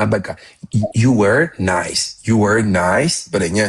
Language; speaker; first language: English; non-native, fluent; Amharic